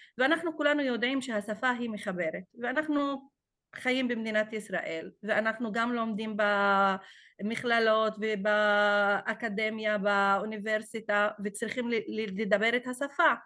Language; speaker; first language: Hebrew; non-native, local second language; Arabic